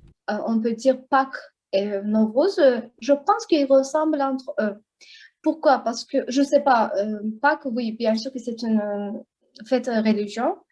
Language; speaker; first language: French; non-native, learner; Azerbaijani